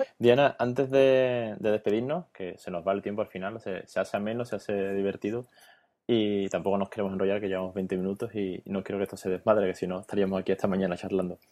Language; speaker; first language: Spanish; native; Spanish